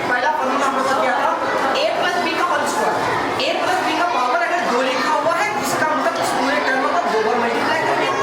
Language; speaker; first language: Hindi; native; Hindi